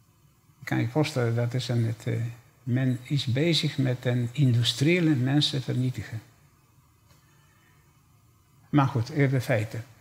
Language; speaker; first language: Dutch; non-native, fluent; Polish